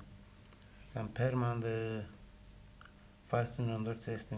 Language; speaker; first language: Dutch; non-native, learner; Turkish